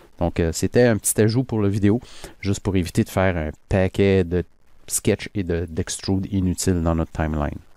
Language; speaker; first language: French; native; French